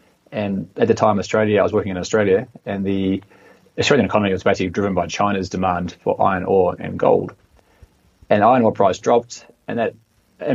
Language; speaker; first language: English; native; English